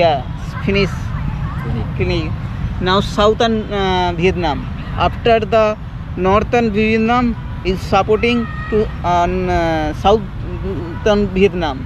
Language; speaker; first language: English; non-native, learner; Bangla